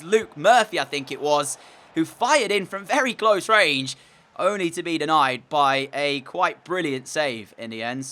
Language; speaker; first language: English; native; English